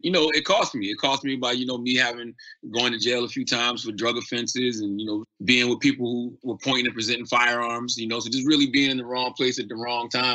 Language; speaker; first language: English; native; English